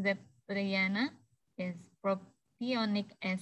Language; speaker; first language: English; non-native, fluent; Indonesian